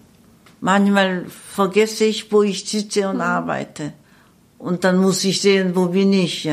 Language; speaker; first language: German; non-native, learner; Korean